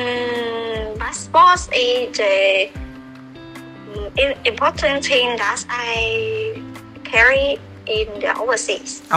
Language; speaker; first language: English; non-native, learner; Vietnamese